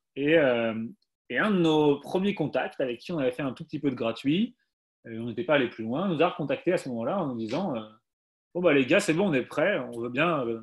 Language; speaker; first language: French; native; French